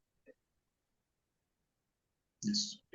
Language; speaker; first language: English; non-native, learner; Spanish